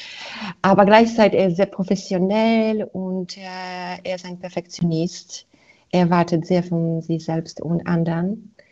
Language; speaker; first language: German; non-native, fluent; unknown